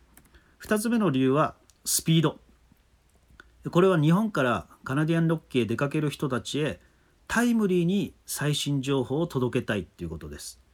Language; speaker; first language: Japanese; native; Japanese